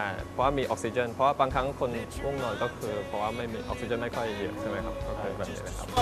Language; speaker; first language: Thai; non-native, fluent; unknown